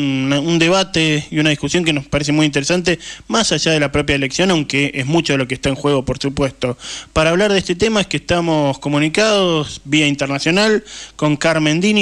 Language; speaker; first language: Spanish; native; Spanish